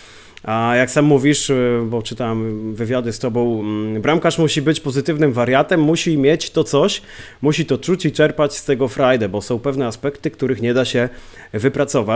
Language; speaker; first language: Polish; native; Polish